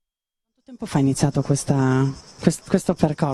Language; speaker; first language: Italian; native; Italian